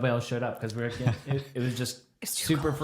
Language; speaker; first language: English; native; English